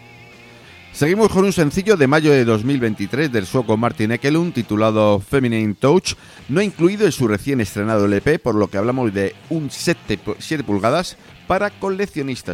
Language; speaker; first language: Spanish; native; Spanish